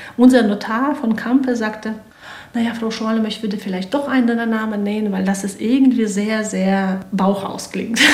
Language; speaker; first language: German; non-native, fluent; Ukrainian